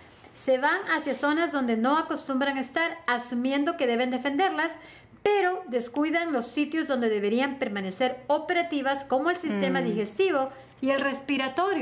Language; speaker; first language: Spanish; native; Spanish